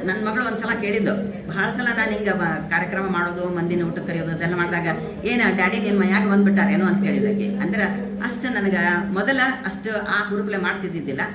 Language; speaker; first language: Kannada; native; Kannada